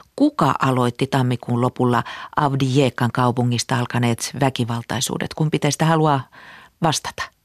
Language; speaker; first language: Finnish; native; Finnish